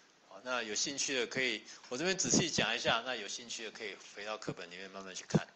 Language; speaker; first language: Chinese; native; Chinese